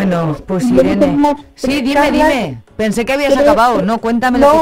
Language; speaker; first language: Spanish; native; Spanish